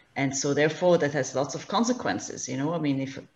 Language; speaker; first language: English; non-native, fluent; German